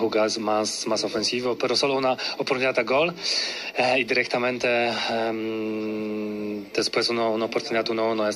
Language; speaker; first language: Spanish; non-native, learner; Polish